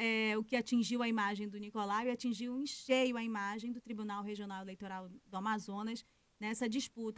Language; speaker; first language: Portuguese; native; Portuguese